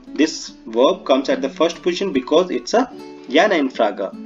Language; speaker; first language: English; non-native, local second language; Hindi